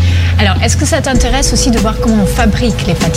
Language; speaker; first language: French; native; French